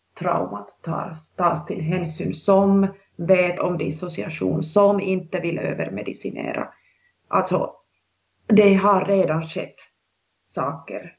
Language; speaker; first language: Swedish; non-native, local second language; Finnish